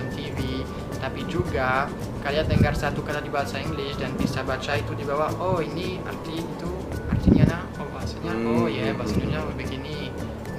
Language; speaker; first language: Indonesian; non-native, fluent; French